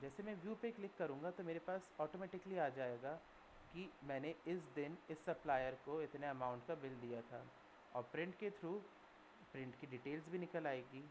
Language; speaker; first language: Hindi; native; Hindi